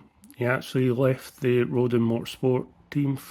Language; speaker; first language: English; native; English